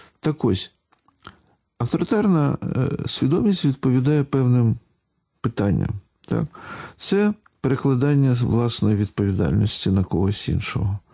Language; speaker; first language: Ukrainian; non-native, local second language; Russian